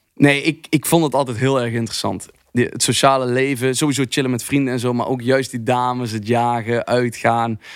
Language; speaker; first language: Dutch; native; Dutch